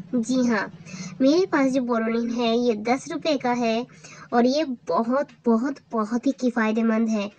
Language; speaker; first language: Hindi; non-native, local second language; Bangla